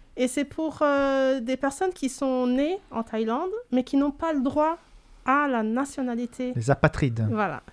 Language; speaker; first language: French; native; French